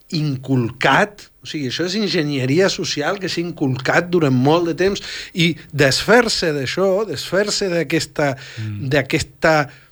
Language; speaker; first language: Catalan; early bilingual, other home language; Spanish